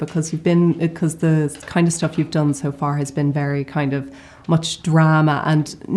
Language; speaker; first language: English; native; English